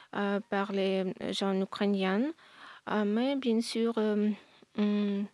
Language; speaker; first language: French; non-native, learner; Ukrainian